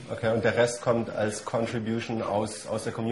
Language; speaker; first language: German; native; German